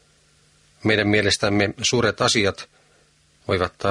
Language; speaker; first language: Finnish; native; Finnish